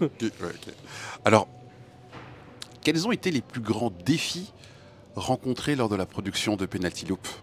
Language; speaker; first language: French; native; French